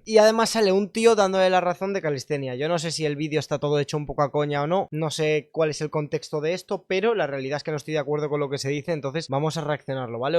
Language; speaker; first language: Spanish; native; Spanish